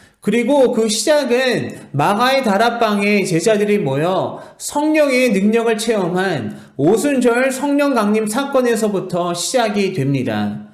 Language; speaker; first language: Korean; native; Korean